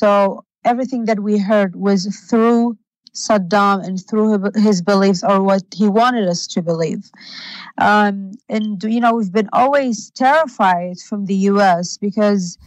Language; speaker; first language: English; non-native, fluent; Arabic